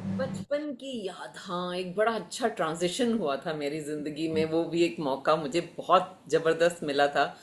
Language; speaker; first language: Hindi; native; Hindi